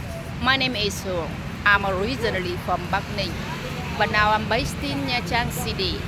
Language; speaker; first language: English; non-native, learner; Vietnamese